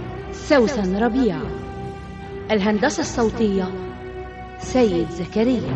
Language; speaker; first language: Arabic; native; Arabic